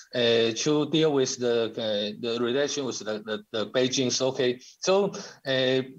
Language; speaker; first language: English; non-native, learner; Chinese